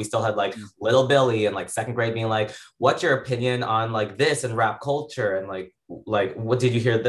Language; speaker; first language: English; native; English